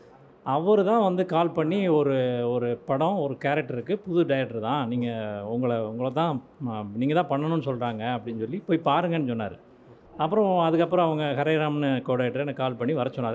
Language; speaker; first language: Tamil; native; Tamil